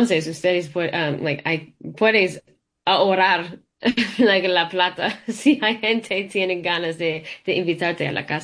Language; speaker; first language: Spanish; early bilingual, heritage; English